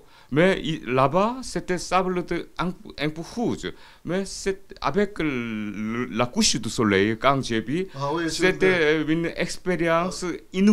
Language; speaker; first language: French; non-native, fluent; Korean